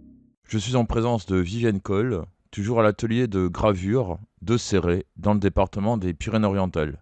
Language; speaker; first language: French; native; French